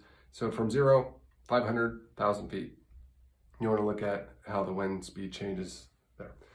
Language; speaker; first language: English; native; English